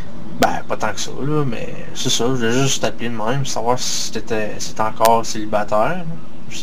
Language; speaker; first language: French; native; French